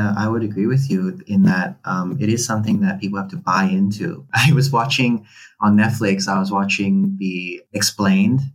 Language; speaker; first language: English; non-native, local second language; Cantonese